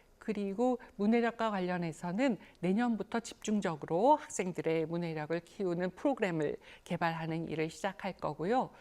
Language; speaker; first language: Korean; native; Korean